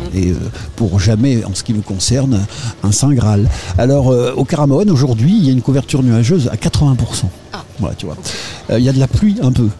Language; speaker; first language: French; native; French